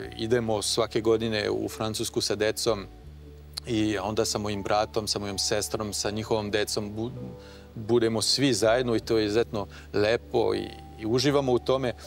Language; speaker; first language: Croatian; non-native, fluent; French